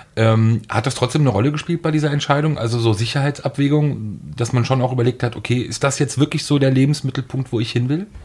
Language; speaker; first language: German; native; German